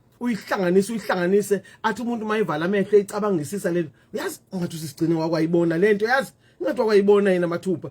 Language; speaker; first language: Zulu; native; Zulu